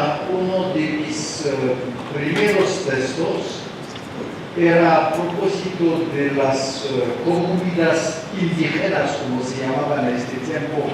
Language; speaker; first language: Spanish; non-native, learner; French